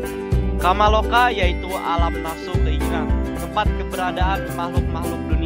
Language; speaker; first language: Indonesian; native; Indonesian